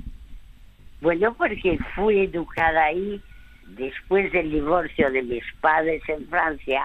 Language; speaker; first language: Spanish; early bilingual, other home language; French